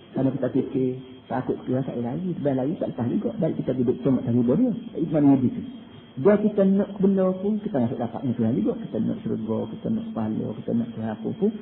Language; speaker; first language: Malay; native; Malay